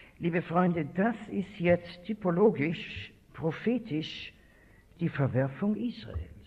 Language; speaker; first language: German; native; German